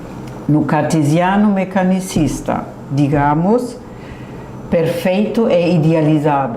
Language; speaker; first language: Portuguese; non-native, fluent; German